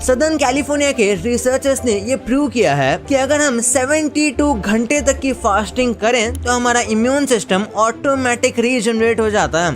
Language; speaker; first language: Hindi; native; Hindi